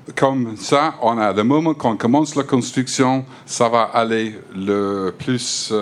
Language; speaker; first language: French; non-native, fluent; English